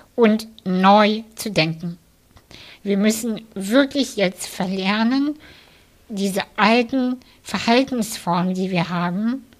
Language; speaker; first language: German; non-native, fluent; Russian